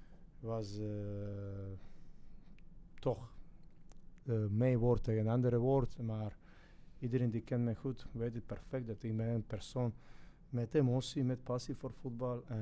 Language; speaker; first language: Dutch; non-native, fluent; Croatian